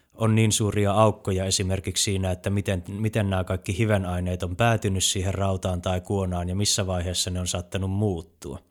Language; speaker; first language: Finnish; native; Finnish